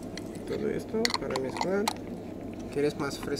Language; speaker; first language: Spanish; non-native, learner; Russian